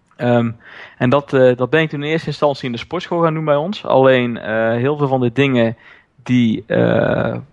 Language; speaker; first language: Dutch; native; Dutch